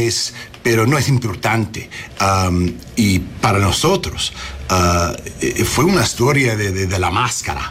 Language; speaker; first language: Spanish; early bilingual, heritage; English